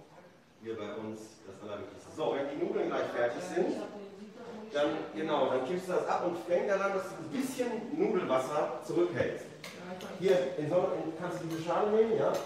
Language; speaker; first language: German; native; German